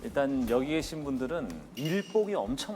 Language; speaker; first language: Korean; native; Korean